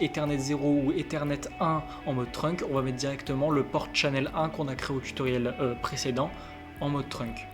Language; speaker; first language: French; native; French